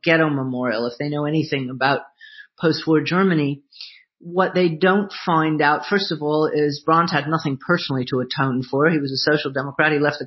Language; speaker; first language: English; native; English